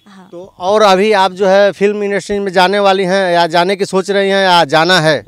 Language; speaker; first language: Hindi; native; Hindi